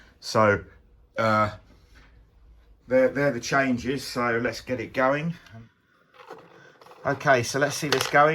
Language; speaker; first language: English; native; English